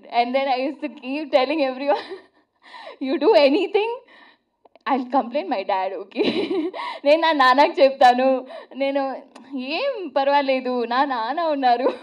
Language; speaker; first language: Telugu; non-native, learner; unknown